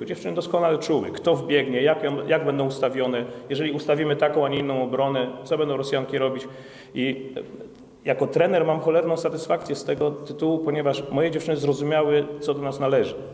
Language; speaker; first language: Polish; native; Polish